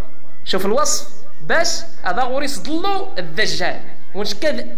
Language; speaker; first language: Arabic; non-native, local second language; Tachelhit